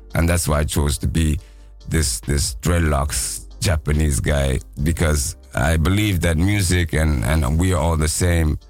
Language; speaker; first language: English; non-native, fluent; Japanese